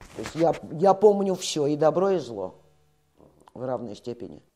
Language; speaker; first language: Russian; native; Russian